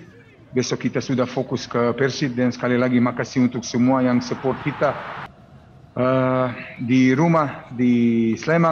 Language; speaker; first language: Indonesian; non-native, fluent; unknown